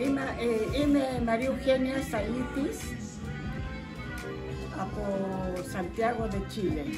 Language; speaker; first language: Greek; early bilingual, heritage; Spanish